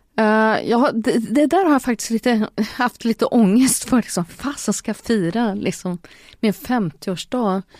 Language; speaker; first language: Swedish; native; Swedish